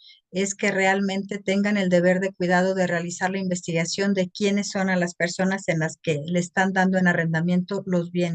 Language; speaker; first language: Spanish; native; Spanish